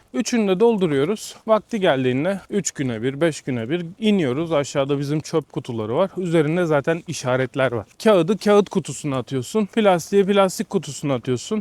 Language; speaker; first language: Turkish; native; Turkish